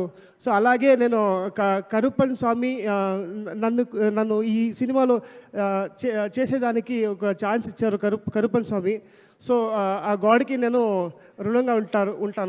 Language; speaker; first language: Telugu; non-native, learner; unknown